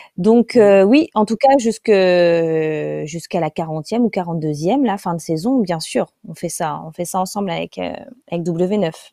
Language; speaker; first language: French; native; French